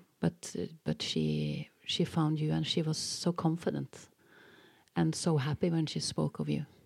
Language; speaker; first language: English; non-native, fluent; Norwegian